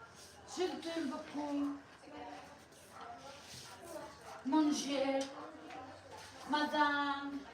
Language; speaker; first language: French; non-native, learner; Spanish